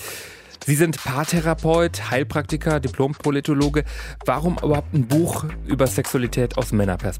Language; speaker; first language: German; native; German